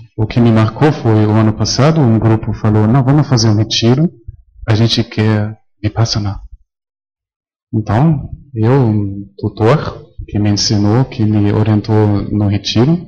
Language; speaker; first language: Portuguese; non-native, fluent; German